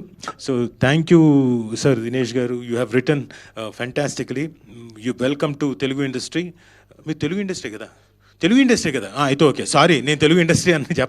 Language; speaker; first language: Telugu; native; Telugu